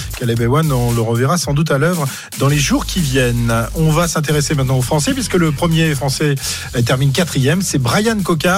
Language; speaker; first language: French; native; French